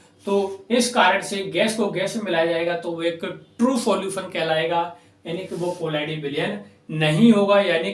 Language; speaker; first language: Hindi; native; Hindi